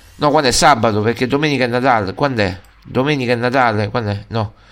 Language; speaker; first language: Italian; native; Italian